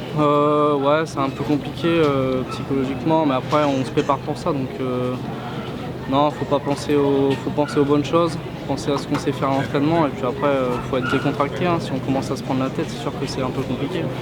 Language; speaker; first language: French; native; French